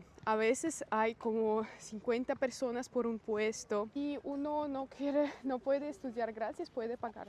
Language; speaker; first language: Spanish; non-native, fluent; Russian